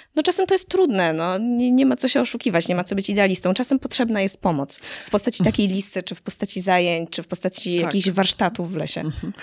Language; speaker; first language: Polish; native; Polish